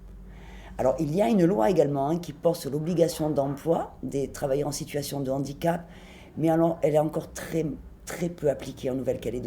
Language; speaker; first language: French; native; French